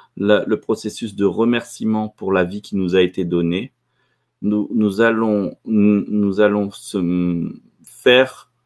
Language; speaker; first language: French; native; French